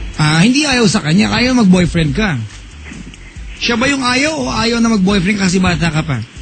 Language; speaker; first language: Filipino; native; Filipino